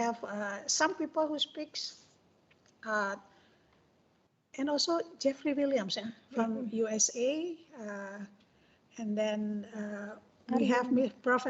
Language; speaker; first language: English; non-native, fluent; Indonesian